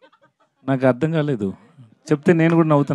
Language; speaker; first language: Telugu; non-native, learner; Tamil